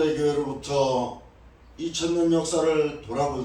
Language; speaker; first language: Korean; native; Korean